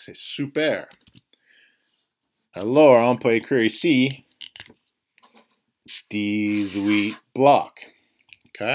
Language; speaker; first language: French; non-native, fluent; English